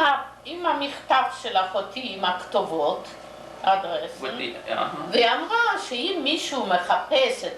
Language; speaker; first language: Hebrew; non-native, fluent; Yiddish